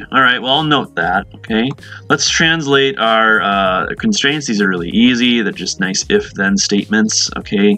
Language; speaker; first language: English; native; English